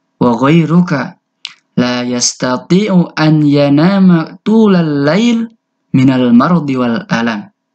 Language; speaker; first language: Arabic; non-native, fluent; Indonesian